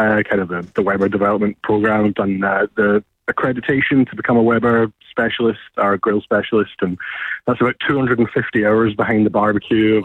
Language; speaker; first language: English; native; English